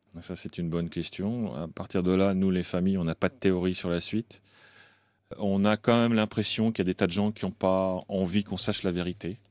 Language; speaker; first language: French; native; French